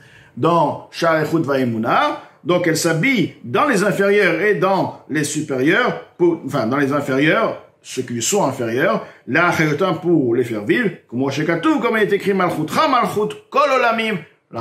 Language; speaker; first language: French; native; French